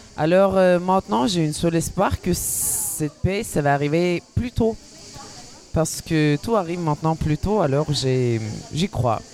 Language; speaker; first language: French; non-native, fluent; Ukrainian